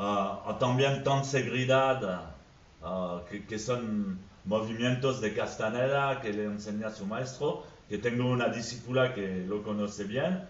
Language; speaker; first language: Spanish; non-native, fluent; French